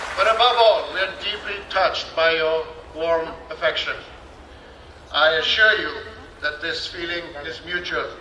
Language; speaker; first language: English; non-native, fluent; Spanish